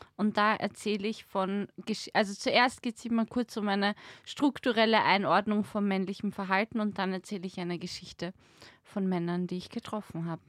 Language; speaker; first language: German; native; German